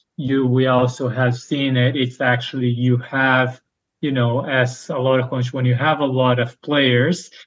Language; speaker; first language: English; non-native, fluent; Portuguese